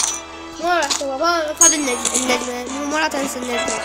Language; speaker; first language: Arabic; native; Arabic